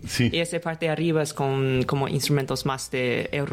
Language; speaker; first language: Spanish; non-native, learner; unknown